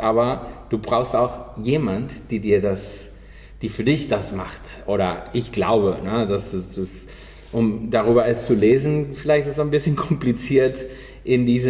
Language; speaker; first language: German; non-native, fluent; Spanish